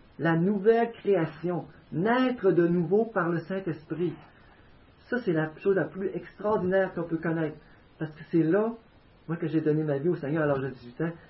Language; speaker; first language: French; native; French